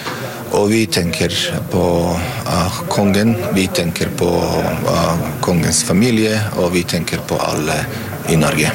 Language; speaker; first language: Norwegian; non-native, fluent; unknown